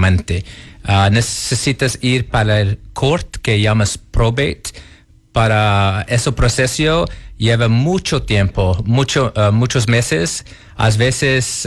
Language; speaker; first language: Spanish; non-native, learner; Portuguese